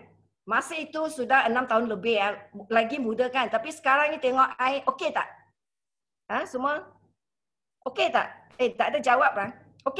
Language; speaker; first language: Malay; non-native, local second language; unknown